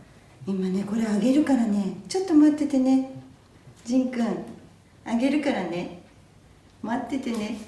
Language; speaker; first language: Japanese; native; Japanese